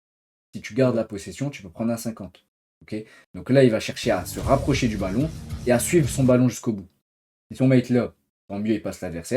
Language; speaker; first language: French; native; French